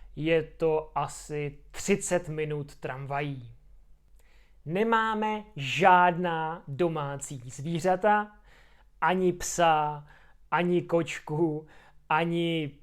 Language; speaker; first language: Czech; native; Czech